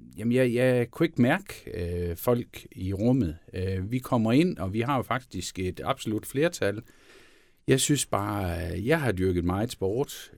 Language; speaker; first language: Danish; native; Danish